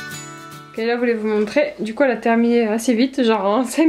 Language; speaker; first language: French; native; French